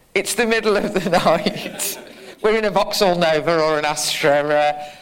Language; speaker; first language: English; native; English